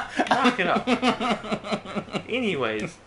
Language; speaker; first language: English; native; English